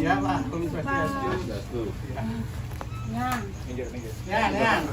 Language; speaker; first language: Indonesian; non-native, local second language; Balinese